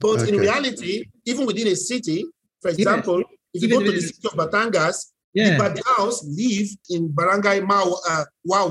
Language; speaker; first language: English; non-native, local second language; Yoruba